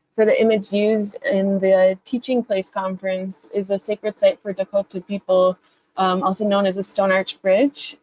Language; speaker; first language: English; native; English